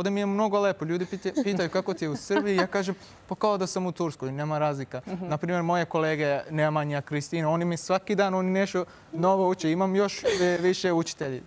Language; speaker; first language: Serbian; non-native, fluent; Turkish